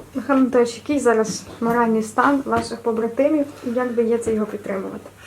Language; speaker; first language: Ukrainian; native; Ukrainian